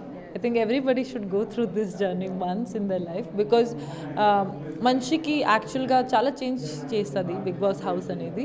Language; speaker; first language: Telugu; non-native, local second language; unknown